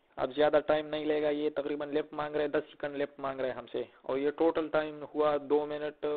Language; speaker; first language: Hindi; native; Hindi